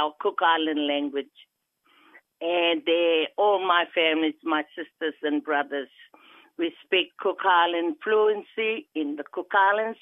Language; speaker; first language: English; non-native, fluent; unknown